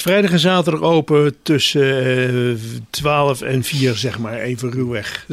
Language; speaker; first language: Dutch; native; Dutch